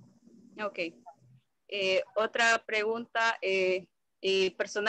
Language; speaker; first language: Spanish; native; Spanish